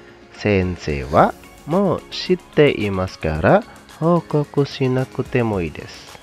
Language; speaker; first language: Japanese; non-native, fluent; Indonesian